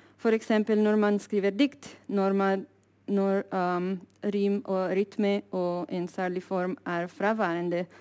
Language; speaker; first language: Norwegian; non-native, fluent; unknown